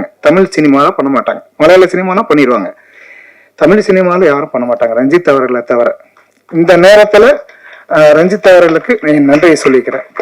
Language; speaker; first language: Tamil; native; Tamil